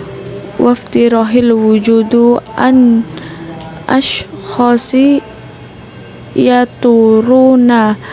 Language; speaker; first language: Arabic; non-native, learner; Indonesian